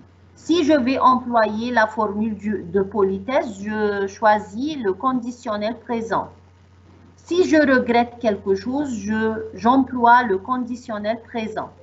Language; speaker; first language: French; non-native, fluent; Arabic